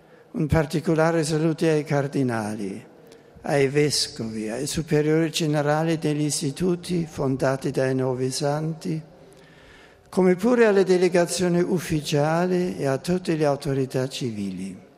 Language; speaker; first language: Italian; non-native, fluent; German